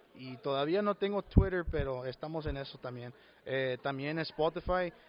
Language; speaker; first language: Spanish; early bilingual, heritage; Spanish